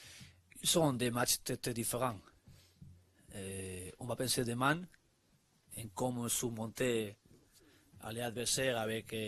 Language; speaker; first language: French; non-native, learner; Spanish